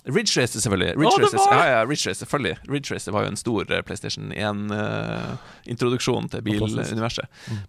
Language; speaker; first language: Norwegian; native; Norwegian